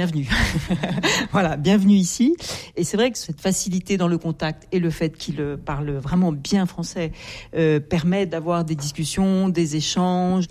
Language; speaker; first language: French; native; French